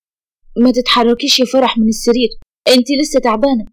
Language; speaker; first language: Arabic; native; Arabic